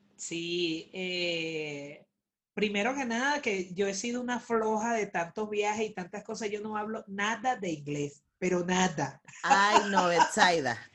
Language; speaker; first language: Spanish; native; Spanish